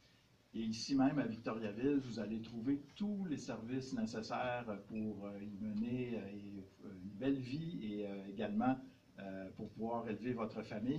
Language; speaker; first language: French; native; French